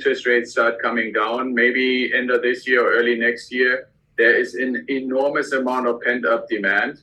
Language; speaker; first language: English; non-native, fluent; German